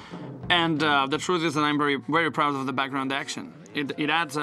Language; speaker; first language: English; non-native, fluent; Spanish